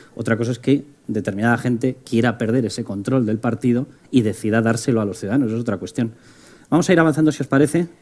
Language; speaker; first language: Spanish; native; Spanish